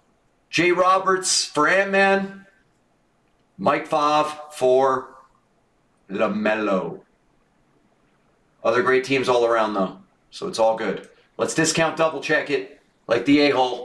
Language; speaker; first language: English; native; English